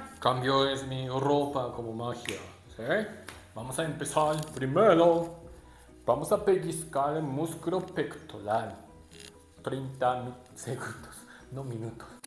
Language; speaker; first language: Spanish; non-native, learner; Japanese